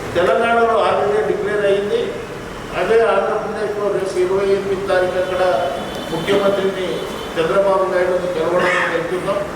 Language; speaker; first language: Telugu; non-native, local second language; Lambadi